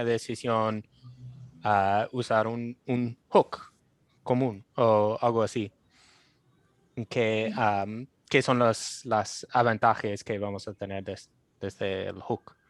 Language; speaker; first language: Spanish; non-native, fluent; English